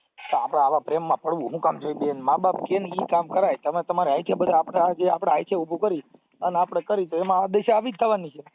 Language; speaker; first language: Gujarati; native; Gujarati